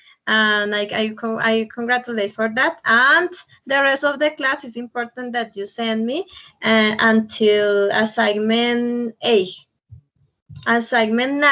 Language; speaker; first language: English; non-native, fluent; Spanish